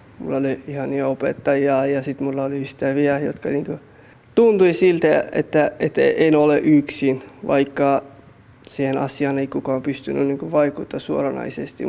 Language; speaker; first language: Finnish; non-native, fluent; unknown